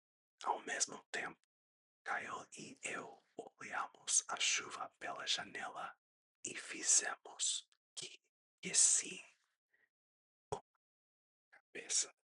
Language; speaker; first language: Portuguese; non-native, learner; English